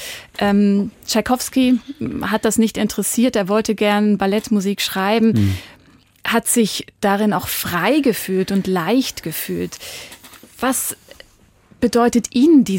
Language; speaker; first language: German; native; German